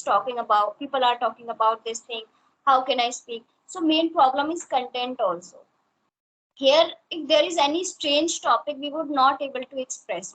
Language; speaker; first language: English; non-native, local second language; Hindi